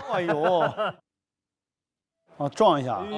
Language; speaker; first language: Chinese; native; Chinese